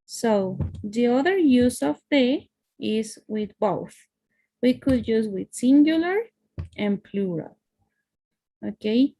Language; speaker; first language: English; non-native, fluent; Spanish